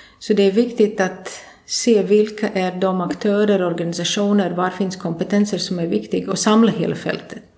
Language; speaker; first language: Swedish; non-native, fluent; Latvian